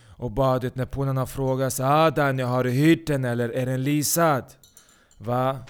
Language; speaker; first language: Swedish; early bilingual, other home language; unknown